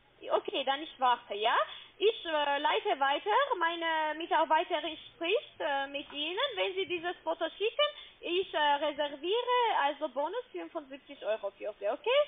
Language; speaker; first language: German; non-native, learner; Russian